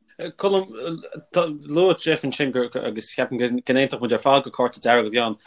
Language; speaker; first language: Irish; native; Irish